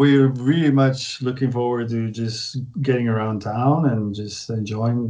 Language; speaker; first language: English; non-native, fluent; Italian